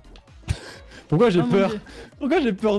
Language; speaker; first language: French; native; French